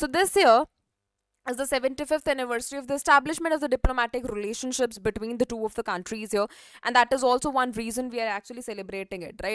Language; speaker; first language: English; non-native, local second language; Hindi